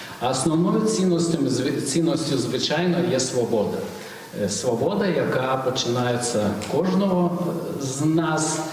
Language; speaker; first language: Ukrainian; non-native, fluent; Lithuanian